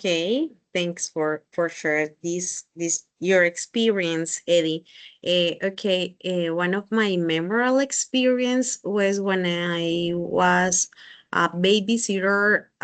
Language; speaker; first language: English; non-native, learner; Spanish